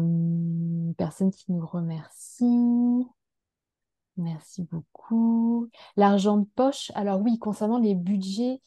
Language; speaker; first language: French; native; French